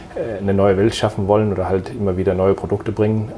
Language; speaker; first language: German; non-native, fluent; Danish